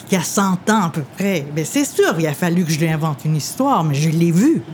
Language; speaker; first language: French; native; French